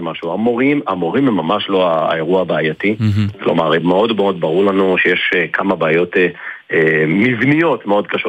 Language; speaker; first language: Hebrew; native; Hebrew